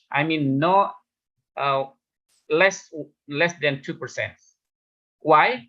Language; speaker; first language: English; non-native, fluent; Indonesian